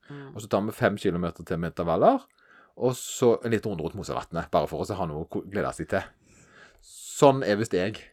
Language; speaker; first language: Norwegian; native; Norwegian